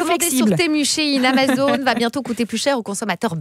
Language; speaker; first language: French; native; French